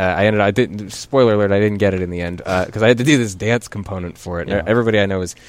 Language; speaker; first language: English; native; English